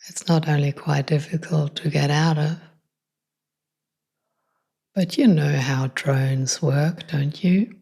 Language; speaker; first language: English; non-native, fluent; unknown